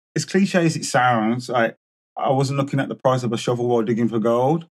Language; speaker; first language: English; native; English